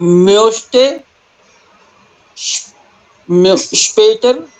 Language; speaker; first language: German; non-native, learner; Hindi